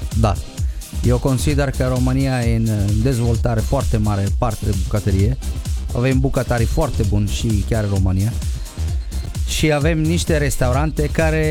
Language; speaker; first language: Romanian; non-native, fluent; Italian